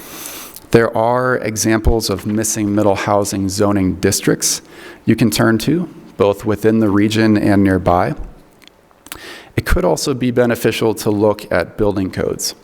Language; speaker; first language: English; native; English